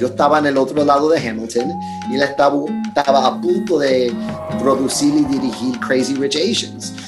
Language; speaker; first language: Spanish; early bilingual, heritage; Spanish